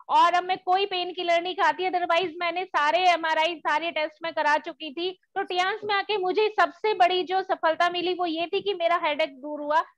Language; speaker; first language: Hindi; native; Hindi